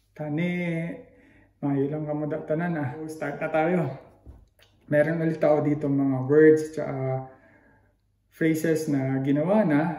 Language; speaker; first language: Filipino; non-native, local second language; Hiligaynon